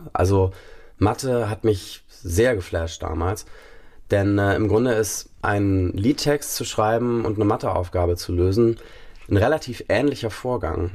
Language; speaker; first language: German; native; German